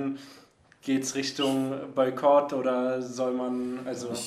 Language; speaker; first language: German; native; German